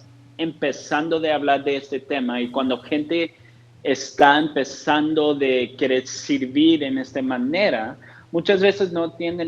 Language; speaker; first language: Spanish; non-native, fluent; English